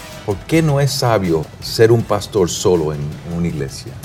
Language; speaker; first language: Spanish; non-native, fluent; English